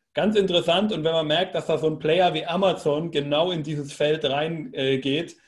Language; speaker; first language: German; native; German